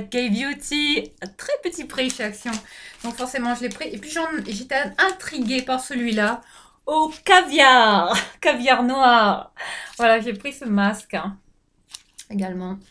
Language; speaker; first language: French; native; French